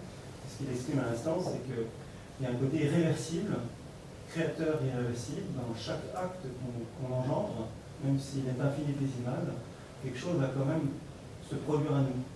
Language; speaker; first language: French; native; French